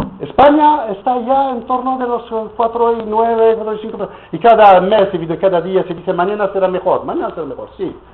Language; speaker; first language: Spanish; non-native, fluent; French